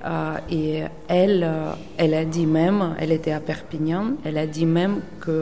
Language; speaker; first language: French; non-native, fluent; Ukrainian